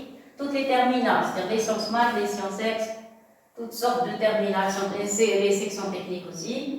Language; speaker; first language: French; non-native, local second language; Arabic